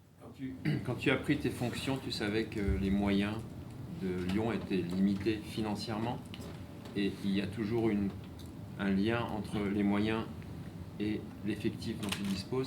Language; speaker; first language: French; native; French